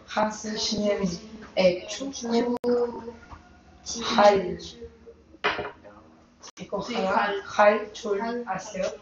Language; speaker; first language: Korean; non-native, learner; Spanish